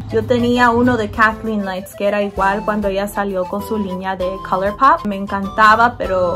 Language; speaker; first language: Spanish; early bilingual, heritage; Spanish